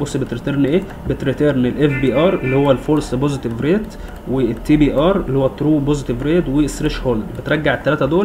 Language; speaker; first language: Arabic; native; Arabic